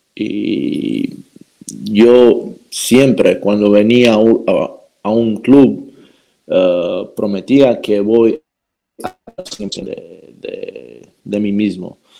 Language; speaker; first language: Spanish; non-native, fluent; Croatian